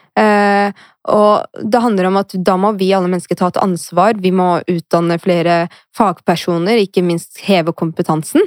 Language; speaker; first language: Norwegian; early bilingual, other home language; Arabic